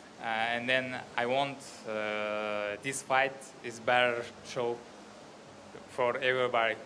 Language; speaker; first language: English; non-native, learner; Russian